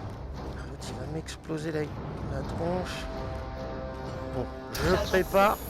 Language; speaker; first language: French; native; French